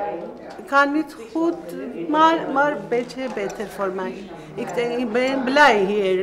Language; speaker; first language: Dutch; non-native, learner; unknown